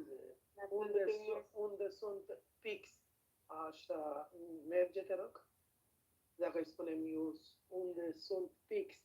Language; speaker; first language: Romanian; non-native, learner; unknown